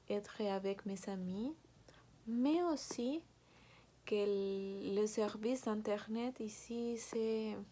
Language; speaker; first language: French; non-native, learner; Spanish